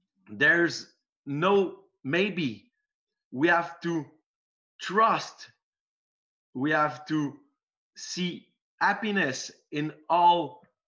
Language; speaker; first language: English; non-native, fluent; French